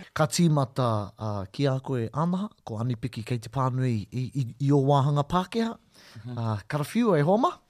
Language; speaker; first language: Māori; non-native, local second language; English